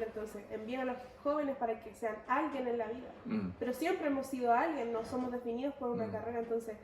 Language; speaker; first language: Spanish; native; Spanish